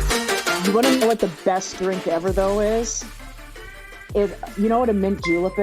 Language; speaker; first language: English; native; English